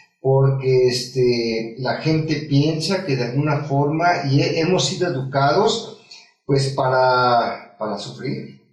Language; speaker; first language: Spanish; native; Spanish